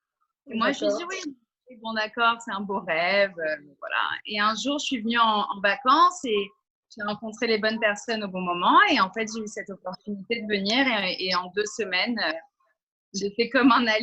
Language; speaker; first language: French; early bilingual, heritage; French